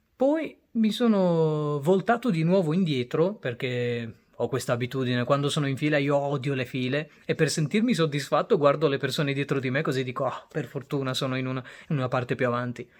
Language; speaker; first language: Italian; early bilingual, other home language; Bangla